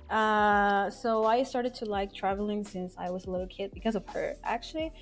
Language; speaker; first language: English; non-native, fluent; Spanish